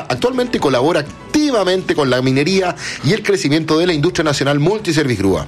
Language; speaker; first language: Spanish; native; Spanish